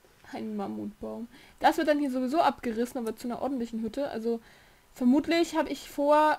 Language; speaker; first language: German; native; German